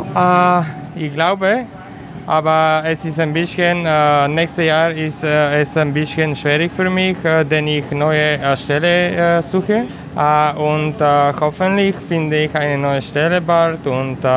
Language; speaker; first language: German; non-native, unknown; Bulgarian